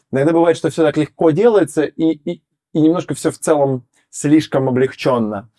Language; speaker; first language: Russian; native; Russian